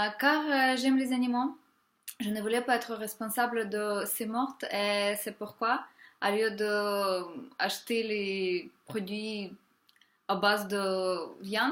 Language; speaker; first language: French; non-native, fluent; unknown